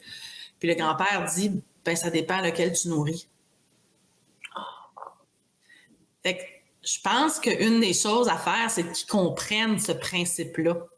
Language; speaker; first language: French; native; French